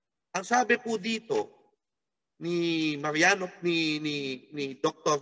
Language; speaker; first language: Filipino; native; Filipino